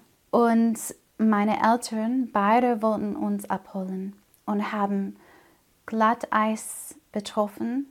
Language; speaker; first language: German; non-native, fluent; English